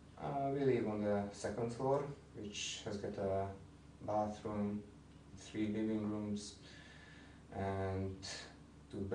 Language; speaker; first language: English; non-native, learner; Hungarian